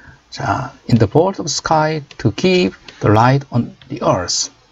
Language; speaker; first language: English; non-native, fluent; Korean